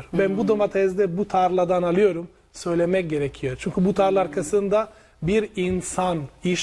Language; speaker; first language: Turkish; non-native, learner; Italian